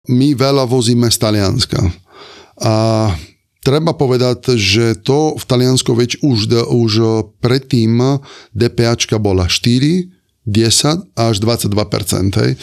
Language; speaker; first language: Slovak; non-native, fluent; Italian